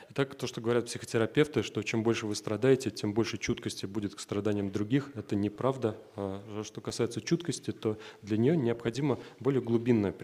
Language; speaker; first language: Russian; native; Russian